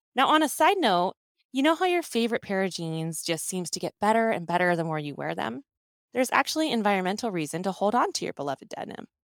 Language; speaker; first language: English; early bilingual, other home language; Hindi